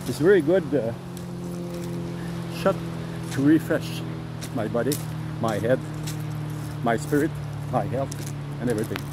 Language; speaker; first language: English; non-native, learner; French